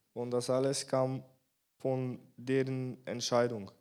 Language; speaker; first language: German; non-native, fluent; Bulgarian